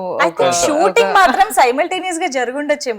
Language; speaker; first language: Telugu; native; Telugu